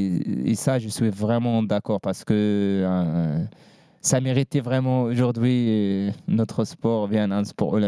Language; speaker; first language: French; non-native, learner; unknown